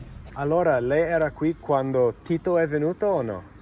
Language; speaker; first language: Italian; non-native, fluent; English